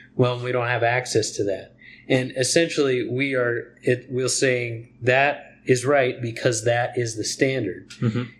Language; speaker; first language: English; native; English